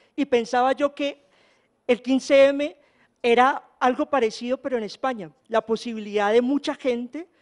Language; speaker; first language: Spanish; native; Spanish